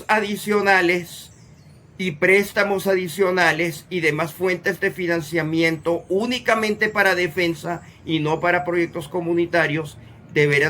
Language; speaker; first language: Spanish; native; Spanish